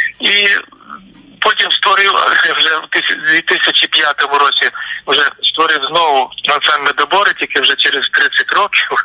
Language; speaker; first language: Ukrainian; native; Ukrainian